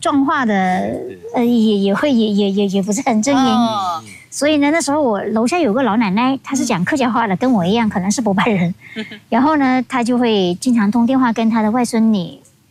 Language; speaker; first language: Chinese; non-native, local second language; Hakka Chinese